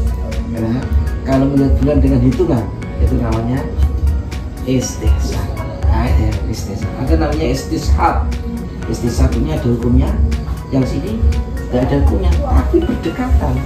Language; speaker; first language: Indonesian; native; Indonesian